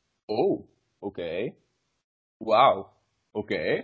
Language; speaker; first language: English; non-native, learner; Czech